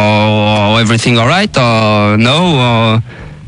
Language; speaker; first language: English; non-native, learner; French